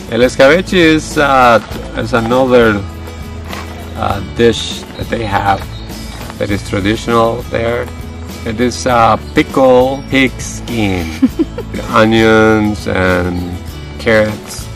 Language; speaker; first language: English; non-native, fluent; Spanish